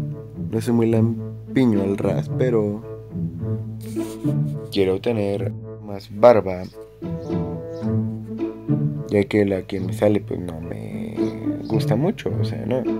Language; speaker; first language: Spanish; native; Spanish